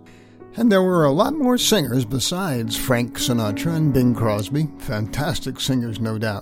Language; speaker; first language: English; native; English